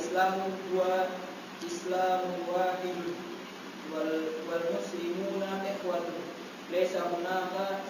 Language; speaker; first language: Arabic; non-native, learner; Indonesian